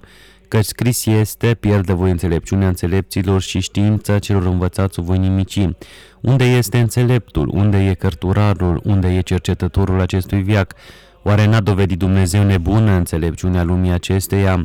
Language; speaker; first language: Romanian; native; Romanian